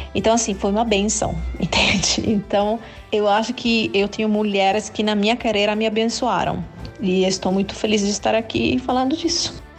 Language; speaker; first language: Portuguese; non-native, fluent; Italian